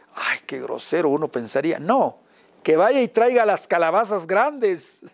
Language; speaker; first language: Spanish; non-native, local second language; Yucateco